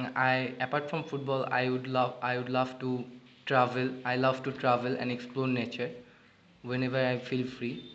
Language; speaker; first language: English; non-native, learner; Bangla